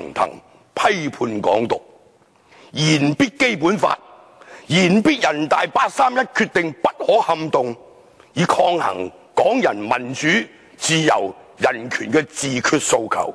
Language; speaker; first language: Chinese; non-native, local second language; Cantonese